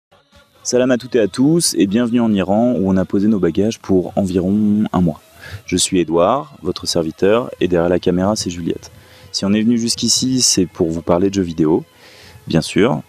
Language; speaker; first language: French; native; French